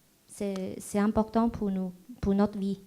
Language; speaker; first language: French; non-native, fluent; Chinese